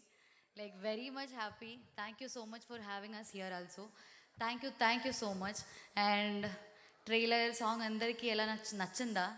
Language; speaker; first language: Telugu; non-native, learner; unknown